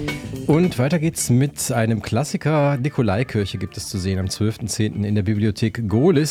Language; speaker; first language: German; native; German